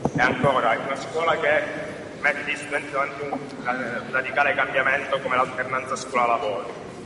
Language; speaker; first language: Italian; native; Italian